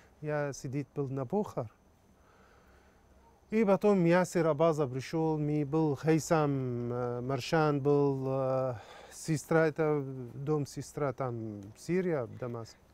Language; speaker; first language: Russian; non-native, learner; Arabic